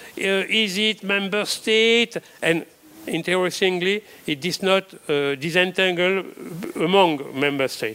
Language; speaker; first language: English; non-native, fluent; French